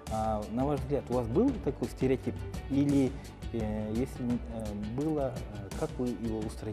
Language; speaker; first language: Russian; non-native, local second language; Kyrgyz